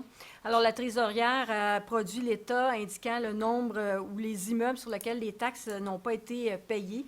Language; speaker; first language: French; native; French